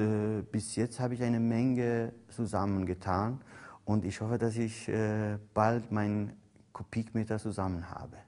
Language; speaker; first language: German; non-native, fluent; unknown